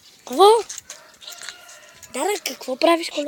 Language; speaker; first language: Bulgarian; native; Bulgarian